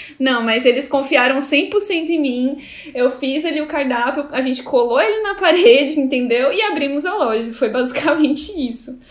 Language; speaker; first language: Portuguese; native; Portuguese